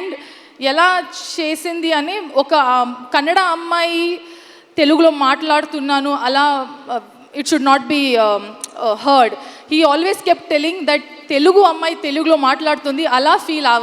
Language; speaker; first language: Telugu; non-native, learner; Kannada